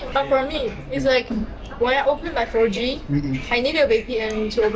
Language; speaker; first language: English; non-native, learner; Chinese